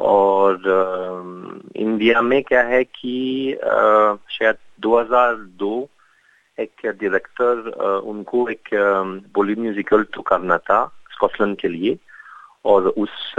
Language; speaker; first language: Hindi; non-native, fluent; French